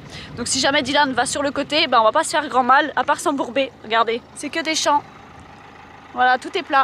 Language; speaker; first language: French; native; French